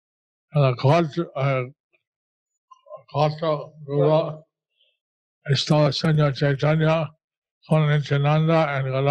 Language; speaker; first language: Spanish; non-native, learner; English